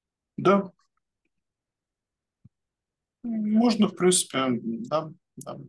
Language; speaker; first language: Russian; native; Russian